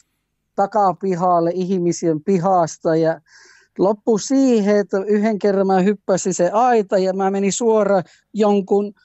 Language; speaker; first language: Finnish; early bilingual, heritage; Finnish